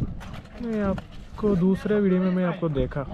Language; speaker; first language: Hindi; non-native, local second language; Malayalam